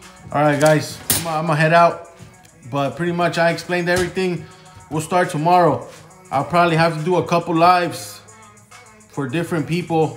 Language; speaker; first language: English; early bilingual, other home language; Spanish